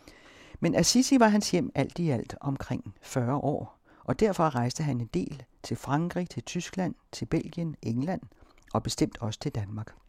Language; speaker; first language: Danish; native; Danish